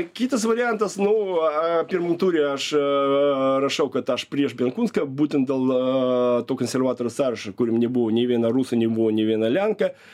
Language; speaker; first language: Lithuanian; non-native, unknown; Russian